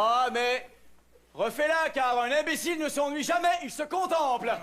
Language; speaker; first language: French; native; French